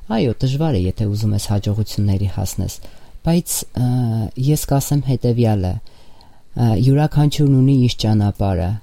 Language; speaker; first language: Armenian; native; Armenian